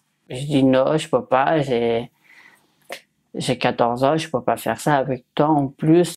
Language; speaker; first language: French; non-native, learner; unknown